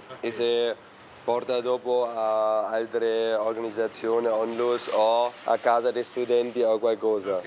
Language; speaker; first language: Italian; non-native, fluent; German